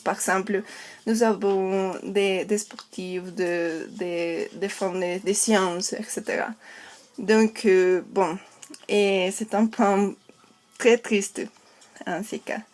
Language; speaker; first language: French; non-native, learner; Spanish